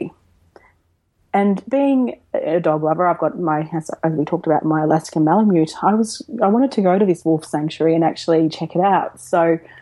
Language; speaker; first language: English; native; English